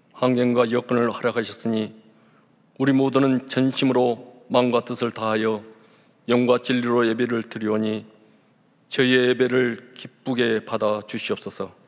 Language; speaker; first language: Korean; native; Korean